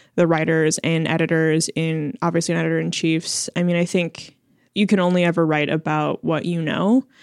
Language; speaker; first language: English; early bilingual, other home language; Chinese